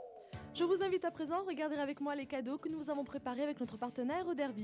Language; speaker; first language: French; non-native, local second language; Arabic